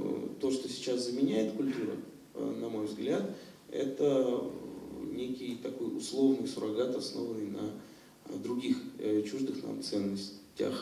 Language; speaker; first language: Russian; native; Russian